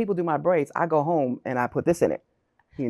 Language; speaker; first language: English; native; English